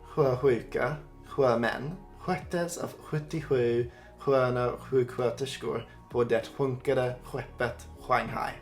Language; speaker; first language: Swedish; non-native, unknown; English